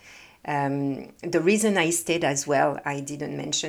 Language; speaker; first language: English; non-native, fluent; French